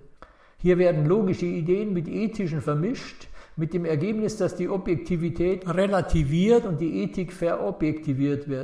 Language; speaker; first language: German; native; German